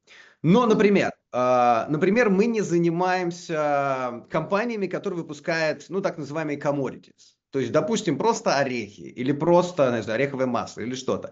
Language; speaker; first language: Russian; native; Russian